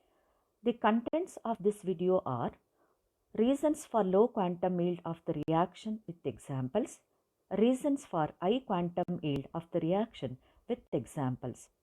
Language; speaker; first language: English; non-native, local second language; Kannada